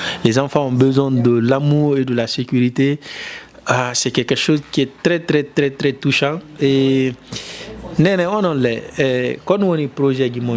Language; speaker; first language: French; non-native, local second language; Fula